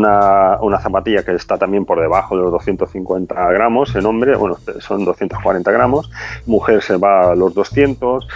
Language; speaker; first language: Spanish; native; Spanish